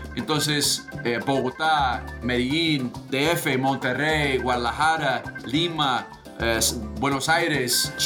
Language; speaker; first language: Spanish; non-native, fluent; English